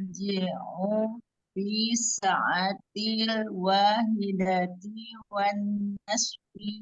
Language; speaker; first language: Arabic; non-native, learner; Indonesian